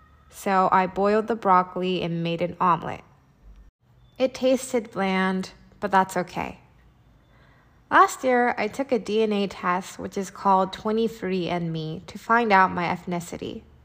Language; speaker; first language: English; early bilingual, other home language; Japanese